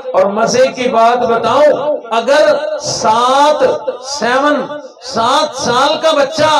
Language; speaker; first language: Urdu; non-native, local second language; Saraiki